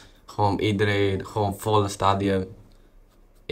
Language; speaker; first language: Dutch; non-native, fluent; Indonesian